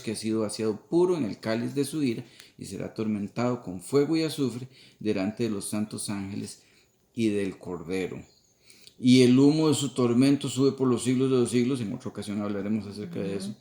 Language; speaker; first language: Spanish; native; Spanish